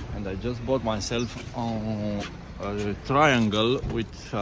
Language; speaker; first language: English; non-native, fluent; Romanian